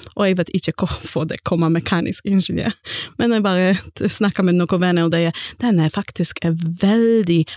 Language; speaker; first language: Norwegian; non-native, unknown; Polish